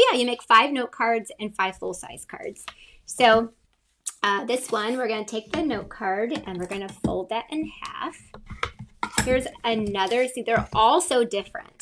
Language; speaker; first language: English; native; English